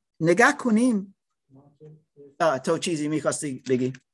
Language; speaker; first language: Persian; non-native, learner; English